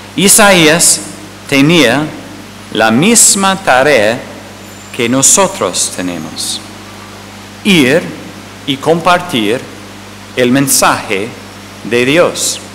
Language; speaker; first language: Spanish; non-native, fluent; English